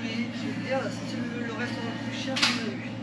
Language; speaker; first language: French; native; French